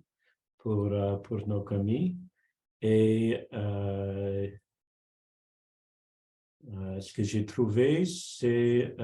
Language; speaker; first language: French; non-native, local second language; English